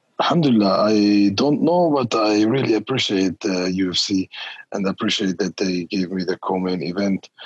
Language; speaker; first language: English; non-native, fluent; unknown